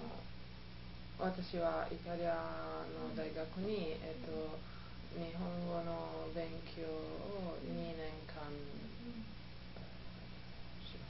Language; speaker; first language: Japanese; non-native, learner; Italian